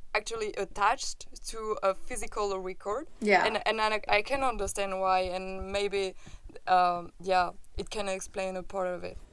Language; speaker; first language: English; non-native, fluent; French